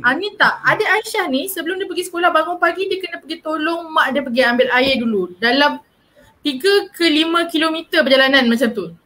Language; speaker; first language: Malay; native; Malay